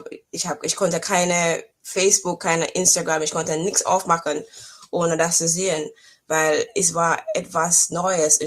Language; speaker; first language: German; non-native, fluent; English